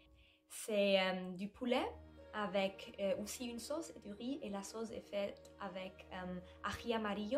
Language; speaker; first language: French; non-native, fluent; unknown